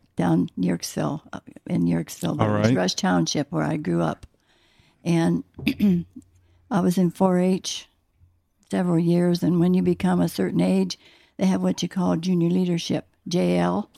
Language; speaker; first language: English; native; English